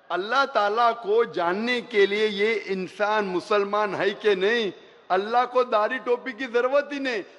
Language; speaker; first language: Hindi; non-native, local second language; Konkani